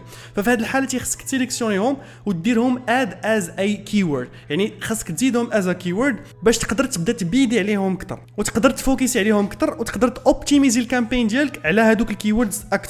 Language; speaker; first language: Arabic; native; Arabic